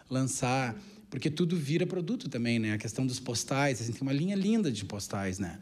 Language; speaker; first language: Portuguese; native; Portuguese